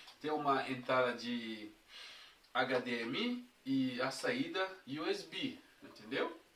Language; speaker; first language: Portuguese; non-native, fluent; Haitian Creole